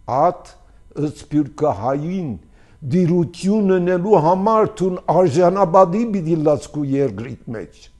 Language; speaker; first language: Armenian; early bilingual, heritage; Armenian